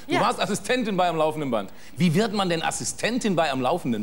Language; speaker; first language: German; native; German